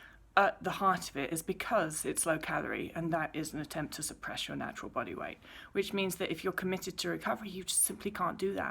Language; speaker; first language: English; native; English